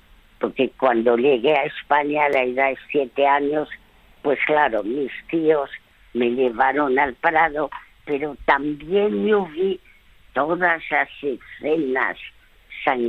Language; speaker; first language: Spanish; early bilingual, other home language; French